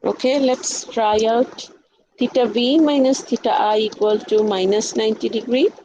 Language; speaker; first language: English; non-native, local second language; Bangla